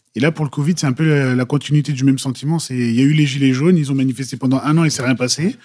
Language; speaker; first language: French; native; French